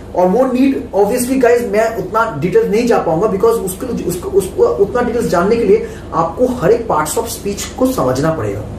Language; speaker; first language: Hindi; non-native, local second language; Bangla